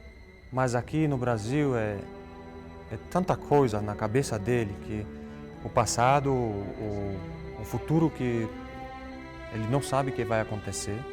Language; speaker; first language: Portuguese; non-native, fluent; Polish